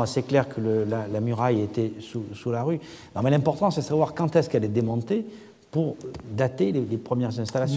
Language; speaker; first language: French; native; French